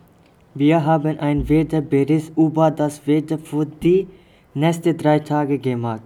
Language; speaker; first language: German; non-native, learner; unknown